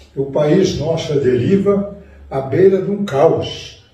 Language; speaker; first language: Portuguese; native; Portuguese